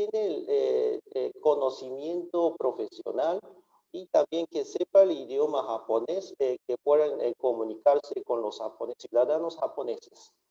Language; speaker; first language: Spanish; non-native, fluent; Japanese